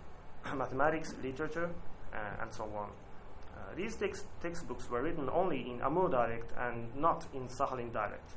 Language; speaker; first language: English; non-native, learner; Japanese